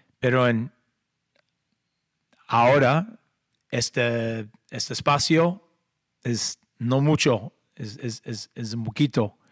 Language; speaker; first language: Spanish; non-native, learner; English